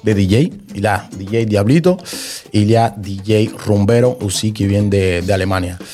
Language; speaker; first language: French; non-native, fluent; Spanish